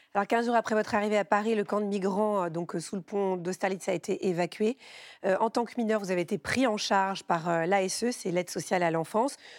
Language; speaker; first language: French; native; French